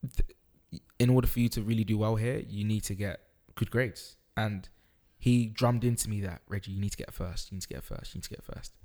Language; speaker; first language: English; native; English